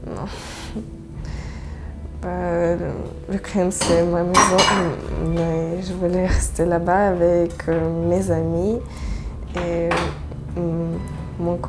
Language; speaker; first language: French; non-native, fluent; Ukrainian